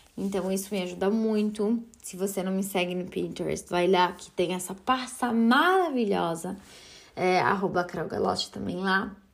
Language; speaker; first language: Portuguese; early bilingual, heritage; Portuguese